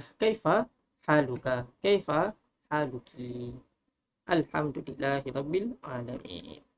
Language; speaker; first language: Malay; native; Malay